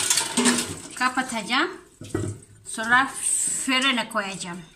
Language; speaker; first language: Turkish; non-native, learner; Indonesian